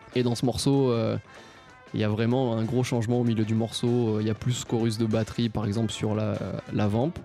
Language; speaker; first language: French; native; French